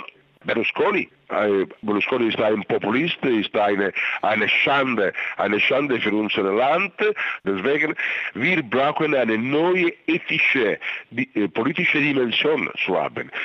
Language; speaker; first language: German; non-native, fluent; Italian